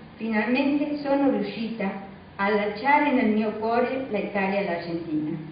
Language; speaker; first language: Italian; early bilingual, heritage; Italian